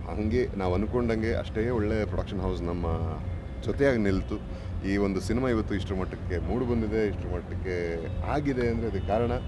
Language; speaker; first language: Kannada; native; Kannada